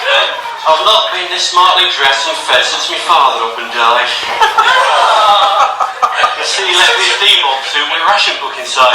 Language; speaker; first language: English; native; English